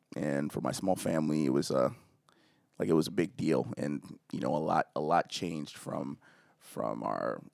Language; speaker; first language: English; early bilingual, other home language; Akan